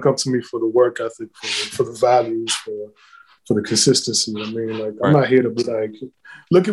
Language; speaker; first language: English; native; English